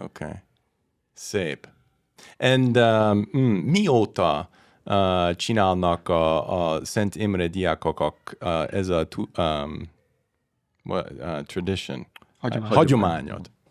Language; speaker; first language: Hungarian; non-native, learner; English